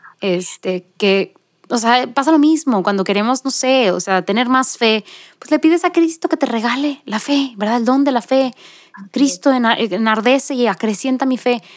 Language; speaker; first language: Spanish; native; Spanish